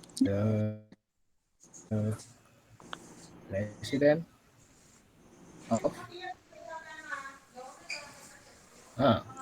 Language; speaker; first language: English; non-native, fluent; Indonesian